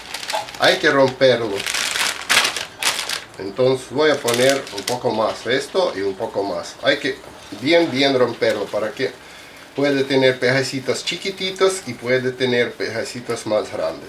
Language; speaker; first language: Spanish; non-native, fluent; Russian